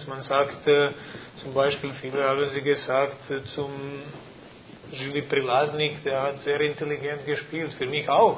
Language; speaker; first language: German; non-native, fluent; Croatian